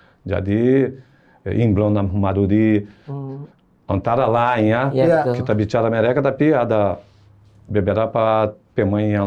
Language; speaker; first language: Indonesian; non-native, fluent; Portuguese